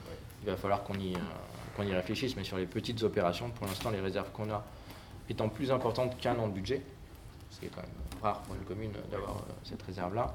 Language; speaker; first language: French; native; French